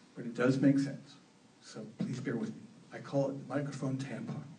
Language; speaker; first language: English; native; English